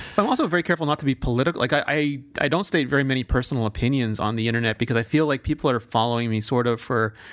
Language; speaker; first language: English; native; English